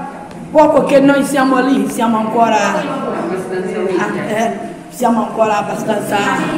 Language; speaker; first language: Italian; non-native, learner; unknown